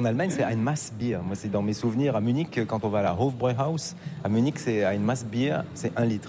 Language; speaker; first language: French; native; French